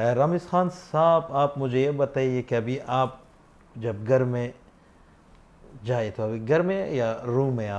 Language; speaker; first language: Hindi; non-native, fluent; Pashto